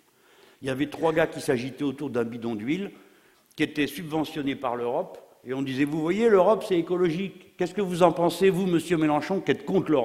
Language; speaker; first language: French; native; French